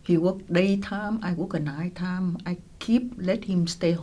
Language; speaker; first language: English; non-native, local second language; Vietnamese